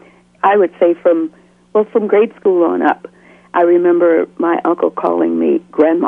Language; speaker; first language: English; native; English